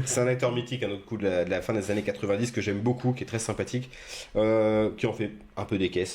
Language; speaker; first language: French; native; French